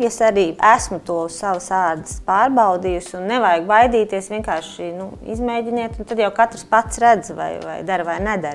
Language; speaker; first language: Latvian; native; Latvian